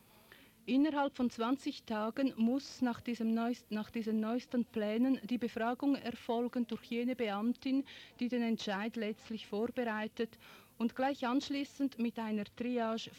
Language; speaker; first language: German; native; German